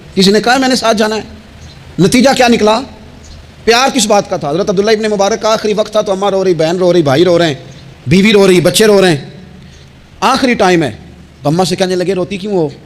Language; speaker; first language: Urdu; non-native, local second language; Punjabi